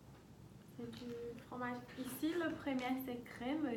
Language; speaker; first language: French; non-native, learner; Portuguese